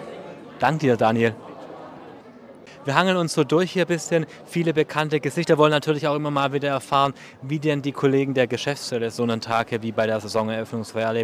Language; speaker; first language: German; native; German